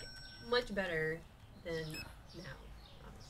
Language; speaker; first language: English; native; English